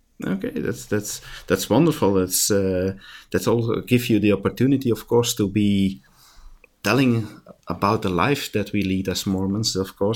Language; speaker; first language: English; non-native, fluent; Dutch